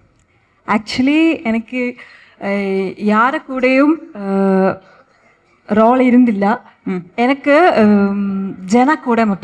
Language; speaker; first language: Tamil; non-native, learner; Malayalam